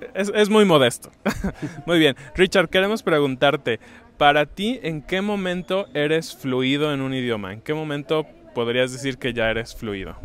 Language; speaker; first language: Spanish; native; Spanish